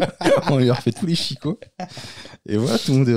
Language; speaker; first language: French; native; French